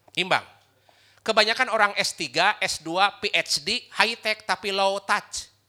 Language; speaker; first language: Indonesian; non-native, local second language; Sundanese